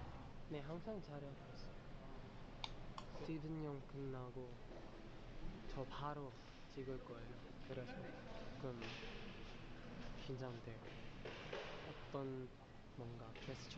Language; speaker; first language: Korean; non-native, learner; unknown